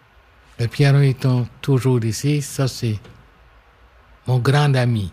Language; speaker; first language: French; non-native, local second language; English